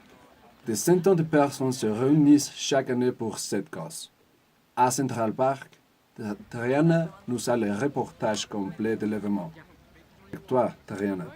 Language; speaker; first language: French; non-native, learner; Spanish